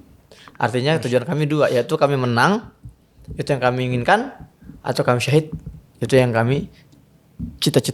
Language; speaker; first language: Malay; non-native, fluent; Arabic